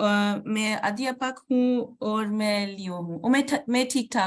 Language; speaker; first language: Hindi; non-native, learner; English